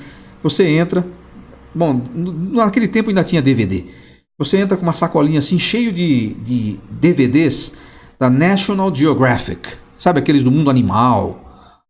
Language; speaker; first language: Portuguese; native; Portuguese